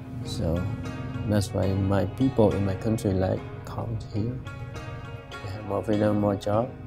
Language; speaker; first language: English; non-native, learner; Khmer